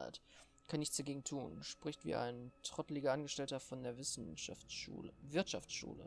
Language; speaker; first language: German; native; German